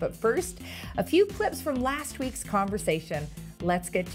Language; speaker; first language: English; native; English